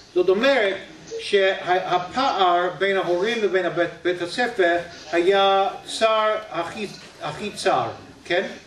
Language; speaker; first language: Hebrew; non-native, fluent; English